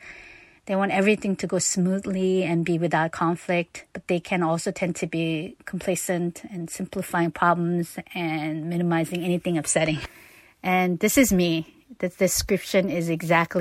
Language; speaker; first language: English; non-native, fluent; Korean